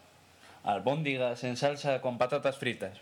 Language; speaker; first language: Spanish; native; Spanish